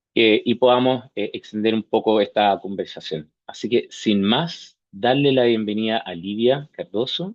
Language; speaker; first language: Spanish; native; Spanish